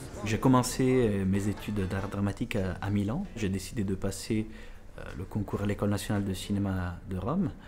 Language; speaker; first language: French; non-native, fluent; Italian